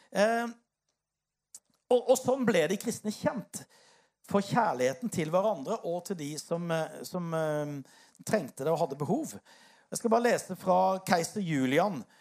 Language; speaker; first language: Norwegian; native; Norwegian